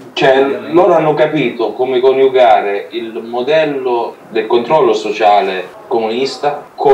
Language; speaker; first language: Italian; native; Italian